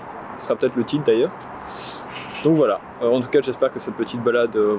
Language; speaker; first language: French; native; French